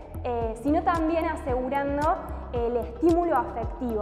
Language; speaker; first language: Spanish; native; Spanish